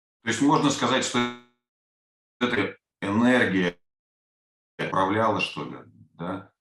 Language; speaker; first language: Russian; native; Russian